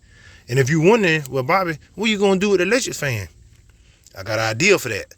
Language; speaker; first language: English; native; English